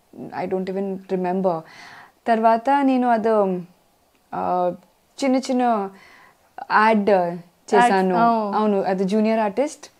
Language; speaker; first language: Telugu; non-native, learner; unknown